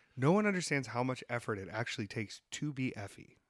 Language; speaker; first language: English; native; English